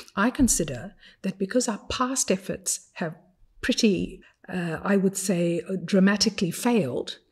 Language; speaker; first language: English; non-native, fluent; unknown